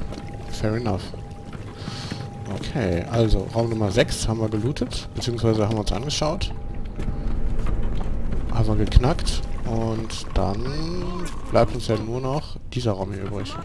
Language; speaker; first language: German; native; German